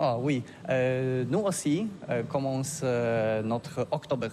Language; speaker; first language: French; non-native, learner; Polish